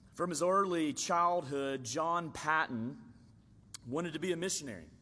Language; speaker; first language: English; native; English